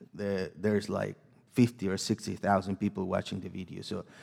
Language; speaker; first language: English; non-native, fluent; Spanish